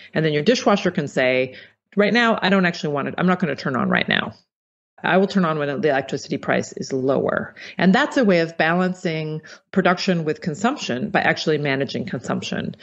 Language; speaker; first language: English; native; English